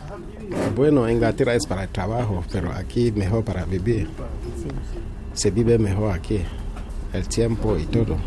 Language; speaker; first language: Spanish; non-native, fluent; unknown